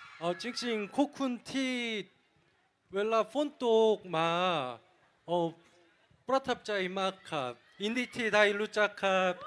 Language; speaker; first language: Thai; non-native, learner; Korean